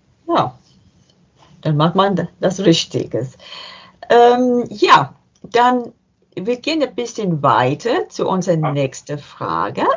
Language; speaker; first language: German; non-native, learner; English